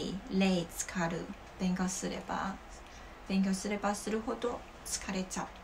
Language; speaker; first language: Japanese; non-native, learner; Chinese